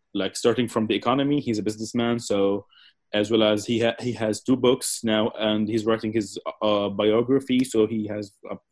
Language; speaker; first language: English; non-native, fluent; Arabic